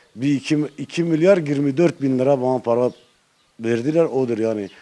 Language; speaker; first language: Turkish; native; Turkish